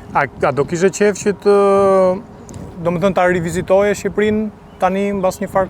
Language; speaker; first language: Albanian; native; Albanian